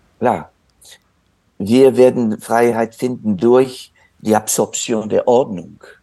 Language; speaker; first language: German; non-native, fluent; French